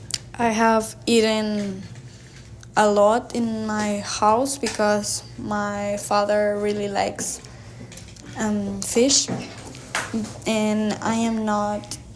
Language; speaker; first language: English; non-native, learner; Spanish